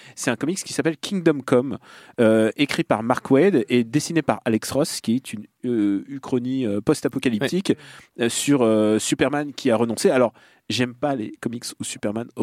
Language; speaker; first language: French; non-native, fluent; Russian